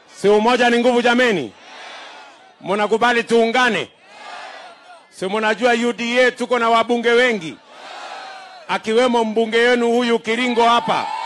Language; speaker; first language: Swahili; non-native, local second language; Kalenjin